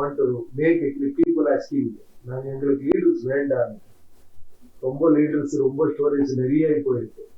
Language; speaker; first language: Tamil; non-native, learner; Kannada